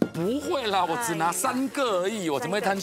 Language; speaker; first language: Chinese; native; Chinese